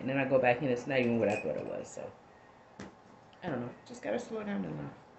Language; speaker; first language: English; native; English